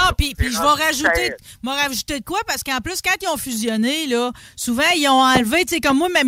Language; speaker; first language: French; native; French